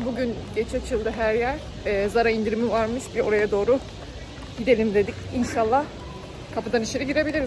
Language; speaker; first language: Turkish; early bilingual, other home language; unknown